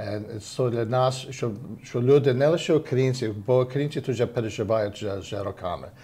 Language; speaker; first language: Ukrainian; early bilingual, heritage; Ukrainian